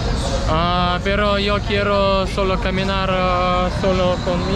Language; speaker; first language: Spanish; non-native, learner; Russian